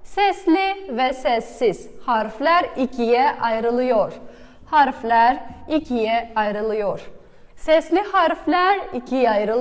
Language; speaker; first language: Turkish; non-native, fluent; Kazakh